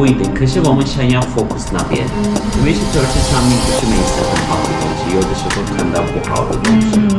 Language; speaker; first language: Chinese; non-native, fluent; Turkish